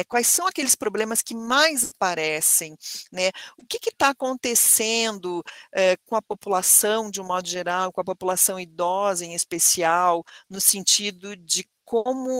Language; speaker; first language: Portuguese; native; Portuguese